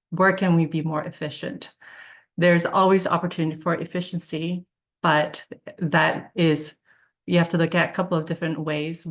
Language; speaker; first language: English; early bilingual, other home language; Korean